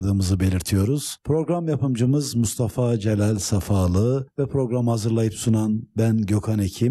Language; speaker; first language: Turkish; native; Turkish